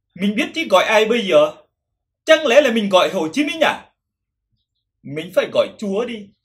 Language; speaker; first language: Vietnamese; non-native, local second language; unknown